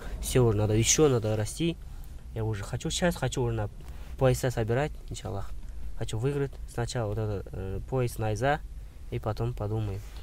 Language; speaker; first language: Russian; non-native, local second language; Kazakh